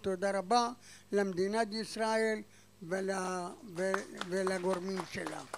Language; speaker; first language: Hebrew; non-native, fluent; Arabic